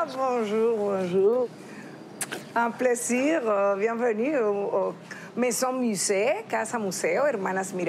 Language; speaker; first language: French; non-native, fluent; Spanish